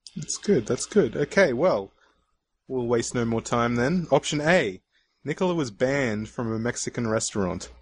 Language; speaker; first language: English; native; English